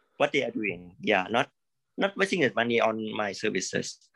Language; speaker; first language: English; non-native, learner; Thai